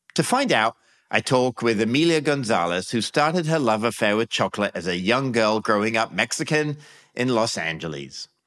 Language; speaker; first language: English; native; English